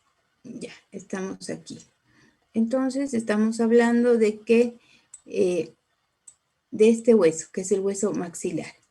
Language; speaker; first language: Spanish; native; Spanish